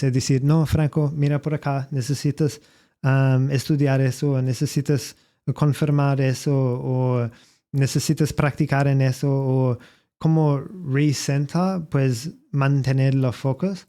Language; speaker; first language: Spanish; non-native, learner; English